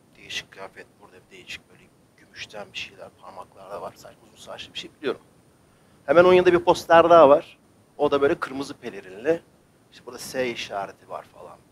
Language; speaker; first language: Turkish; native; Turkish